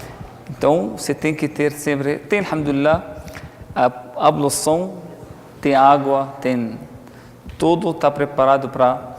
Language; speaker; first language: Portuguese; non-native, fluent; Arabic